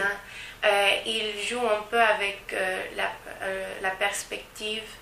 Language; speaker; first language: French; non-native, learner; Spanish